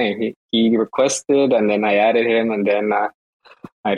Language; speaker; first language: English; native; English